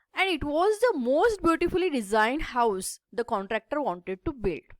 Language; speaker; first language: English; non-native, local second language; Marathi